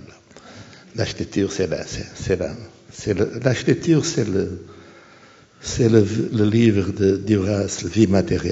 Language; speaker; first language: French; non-native, fluent; Portuguese